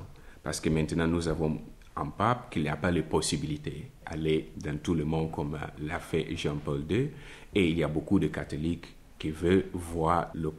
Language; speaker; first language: French; non-native, fluent; Italian